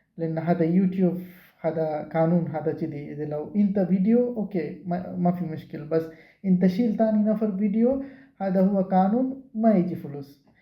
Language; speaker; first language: Arabic; non-native, learner; Bangla